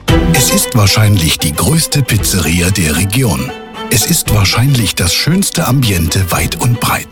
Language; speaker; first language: German; native; German